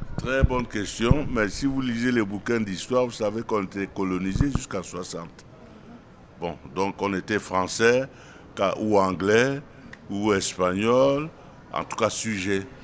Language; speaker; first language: French; non-native, local second language; Duala